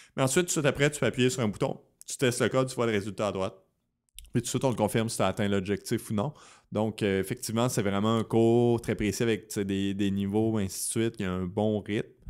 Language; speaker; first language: French; native; French